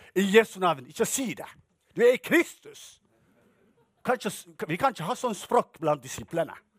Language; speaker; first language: Norwegian; non-native, fluent; Tigrinya